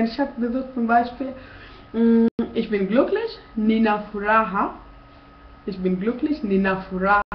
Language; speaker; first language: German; non-native, fluent; Swahili